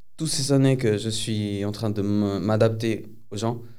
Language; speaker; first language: French; early bilingual, other home language; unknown